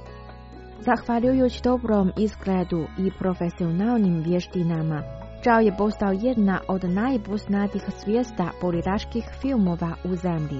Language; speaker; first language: Croatian; non-native, fluent; Chinese